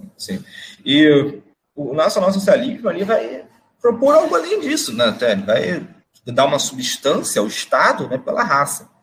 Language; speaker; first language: Portuguese; native; Portuguese